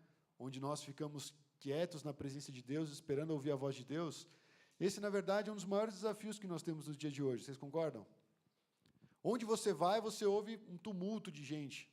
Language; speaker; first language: Portuguese; native; Portuguese